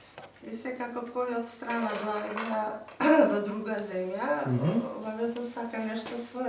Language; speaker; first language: Macedonian; non-native, fluent; Armenian